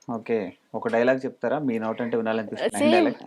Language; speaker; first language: Telugu; native; Telugu